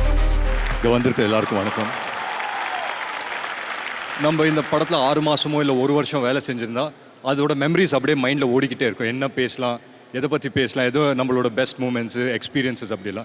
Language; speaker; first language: Tamil; native; Tamil